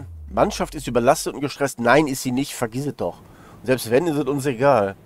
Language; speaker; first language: German; native; German